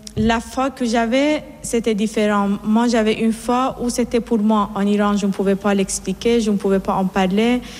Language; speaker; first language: French; non-native, fluent; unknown